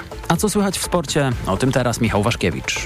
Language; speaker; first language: Polish; native; Polish